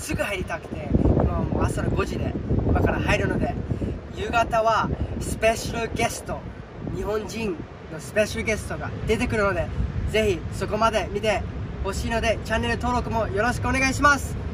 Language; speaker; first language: Japanese; early bilingual, other home language; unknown